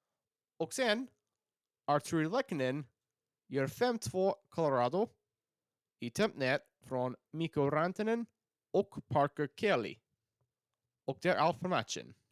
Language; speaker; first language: Swedish; non-native, learner; English